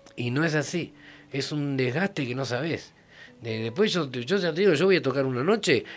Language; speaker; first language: Spanish; native; Spanish